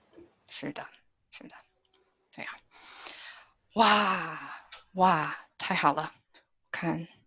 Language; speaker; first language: Chinese; non-native, fluent; English